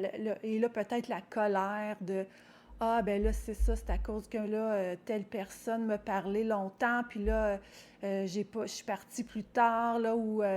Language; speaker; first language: French; native; French